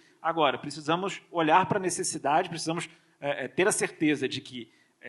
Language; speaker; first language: Portuguese; native; Portuguese